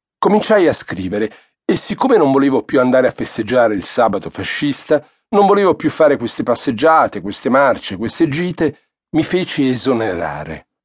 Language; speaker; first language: Italian; native; Italian